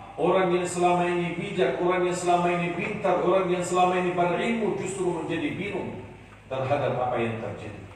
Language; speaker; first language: Indonesian; non-native, fluent; Arabic